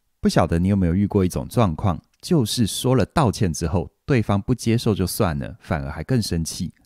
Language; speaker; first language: Chinese; native; Chinese